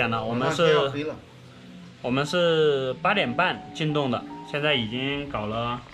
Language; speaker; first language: Chinese; native; Chinese